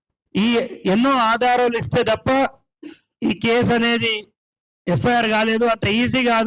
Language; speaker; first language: Telugu; native; Telugu